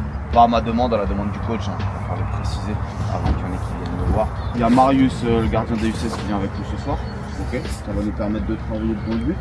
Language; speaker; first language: French; native; French